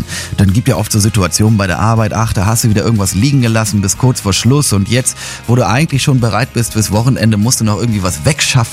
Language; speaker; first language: German; native; German